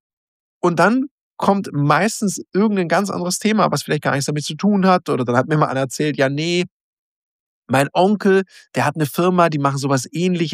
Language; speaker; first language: German; native; German